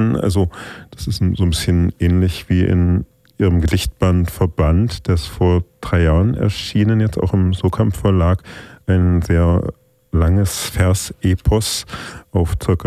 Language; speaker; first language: German; native; German